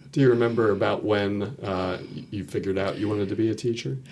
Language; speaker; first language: English; native; English